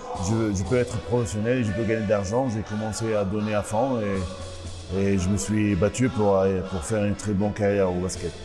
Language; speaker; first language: French; non-native, local second language; Arabic